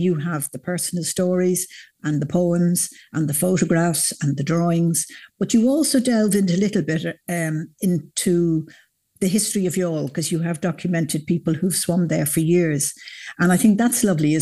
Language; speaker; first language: English; native; English